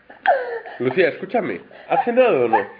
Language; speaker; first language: Spanish; native; Spanish